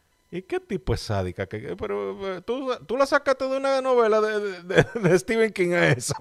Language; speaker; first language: Spanish; native; Spanish